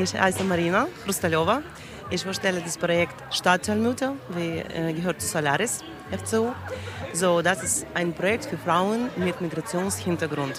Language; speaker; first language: German; non-native, learner; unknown